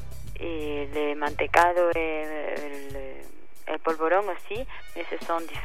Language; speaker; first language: French; non-native, fluent; Spanish